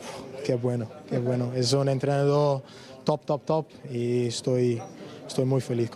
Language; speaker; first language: Spanish; non-native, learner; English